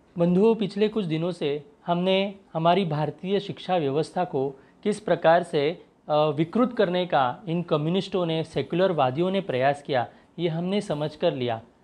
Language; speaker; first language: Hindi; non-native, local second language; Marathi